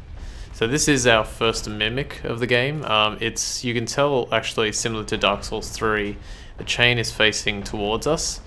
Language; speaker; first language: English; native; English